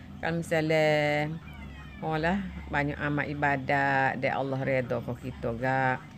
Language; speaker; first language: Malay; native; Malay